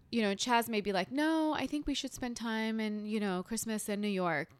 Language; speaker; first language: English; early bilingual, other home language; Hindi